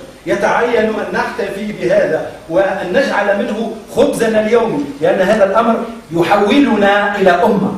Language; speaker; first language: Arabic; native; Arabic